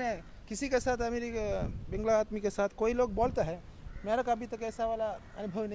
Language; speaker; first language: Hindi; non-native, local second language; Malayalam